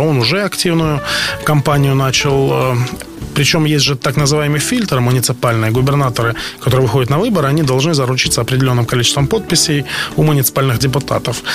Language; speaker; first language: Russian; native; Russian